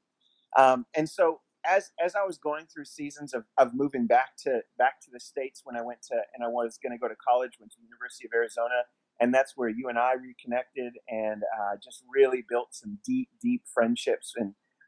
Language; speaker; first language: English; native; English